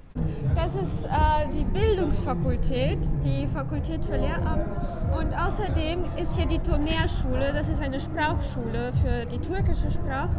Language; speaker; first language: German; non-native, fluent; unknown